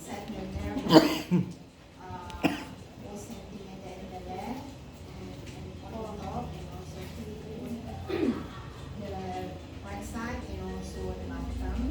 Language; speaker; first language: English; non-native, fluent; Indonesian